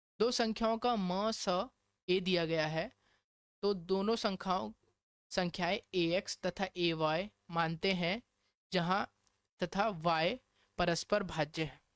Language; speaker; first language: Hindi; non-native, local second language; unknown